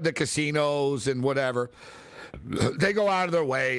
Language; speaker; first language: English; native; English